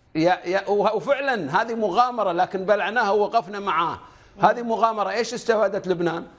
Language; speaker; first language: Arabic; native; Arabic